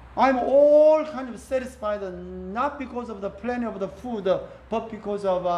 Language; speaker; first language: English; non-native, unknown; Korean